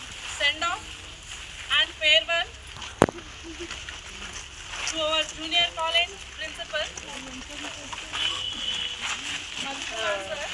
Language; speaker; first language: English; non-native, local second language; Telugu